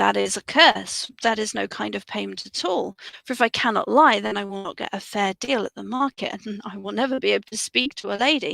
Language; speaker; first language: English; native; English